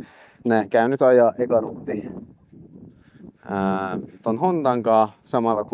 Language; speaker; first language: Finnish; non-native, fluent; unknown